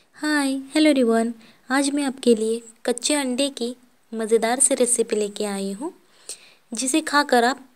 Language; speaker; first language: Hindi; non-native, local second language; Marathi